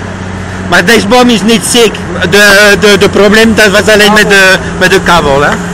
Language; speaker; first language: Dutch; non-native, learner; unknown